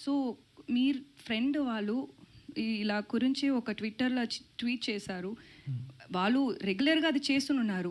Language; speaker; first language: Telugu; non-native, learner; Tamil